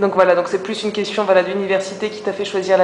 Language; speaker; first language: French; native; French